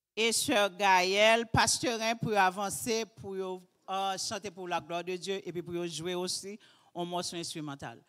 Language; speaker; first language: French; native; French